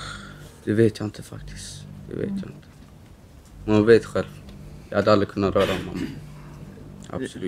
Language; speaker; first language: Swedish; early bilingual, other home language; Romany